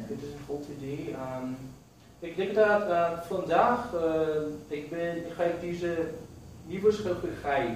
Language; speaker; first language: Dutch; non-native, learner; Portuguese